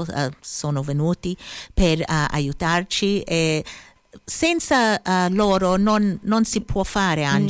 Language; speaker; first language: Italian; early bilingual, heritage; Italian